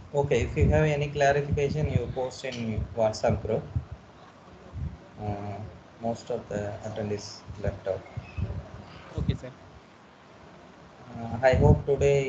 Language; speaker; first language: English; non-native, local second language; Tamil